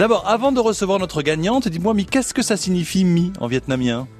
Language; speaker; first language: French; native; French